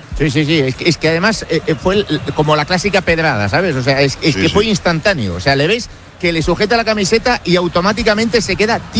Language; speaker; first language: Spanish; native; Spanish